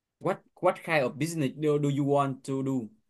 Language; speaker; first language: English; non-native, learner; Vietnamese